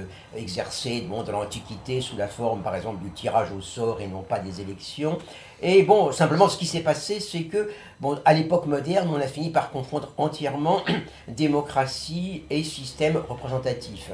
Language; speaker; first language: French; native; French